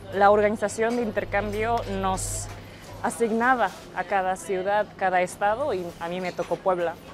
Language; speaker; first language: Spanish; non-native, fluent; Japanese